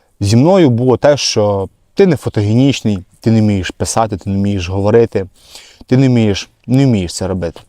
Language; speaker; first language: Ukrainian; non-native, local second language; Russian